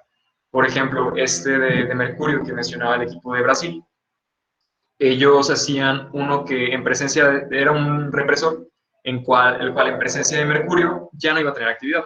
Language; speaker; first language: Spanish; native; Spanish